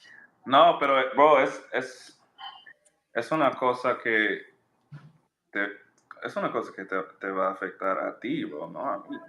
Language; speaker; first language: Spanish; non-native, learner; English